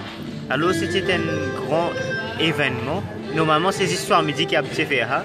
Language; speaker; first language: French; non-native, learner; Morisyen